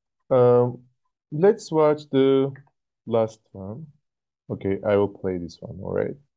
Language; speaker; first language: English; non-native, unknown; Turkish